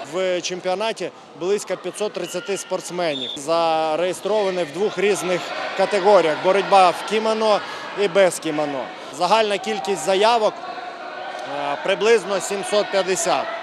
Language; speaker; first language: Ukrainian; native; Ukrainian